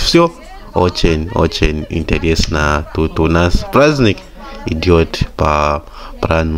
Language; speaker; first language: Russian; non-native, fluent; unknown